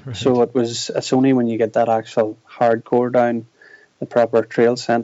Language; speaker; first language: English; native; English